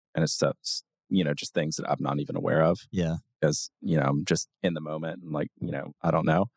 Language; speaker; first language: English; native; English